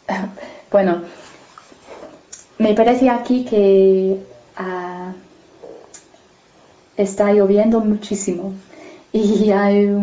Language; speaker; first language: Spanish; non-native, fluent; English